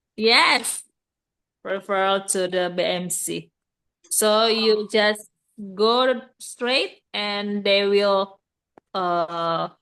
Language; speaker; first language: English; non-native, learner; Indonesian